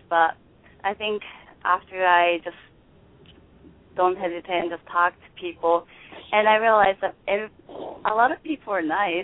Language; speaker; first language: English; non-native, fluent; Japanese